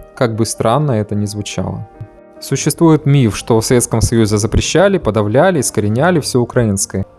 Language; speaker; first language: Russian; native; Russian